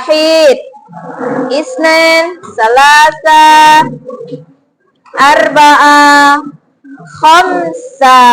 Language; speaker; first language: Arabic; non-native, fluent; Indonesian